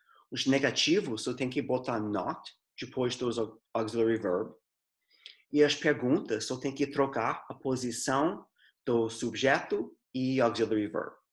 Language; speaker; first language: Portuguese; non-native, fluent; English